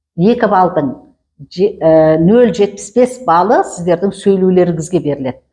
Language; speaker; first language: Kazakh; native; Kazakh